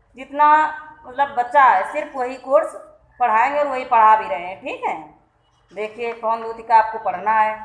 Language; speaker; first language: Hindi; native; Hindi